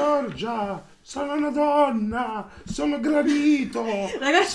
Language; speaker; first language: Italian; native; Italian